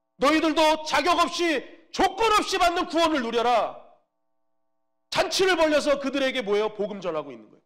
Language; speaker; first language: Korean; native; Korean